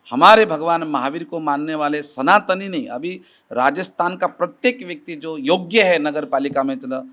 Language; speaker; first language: Hindi; non-native, local second language; Marathi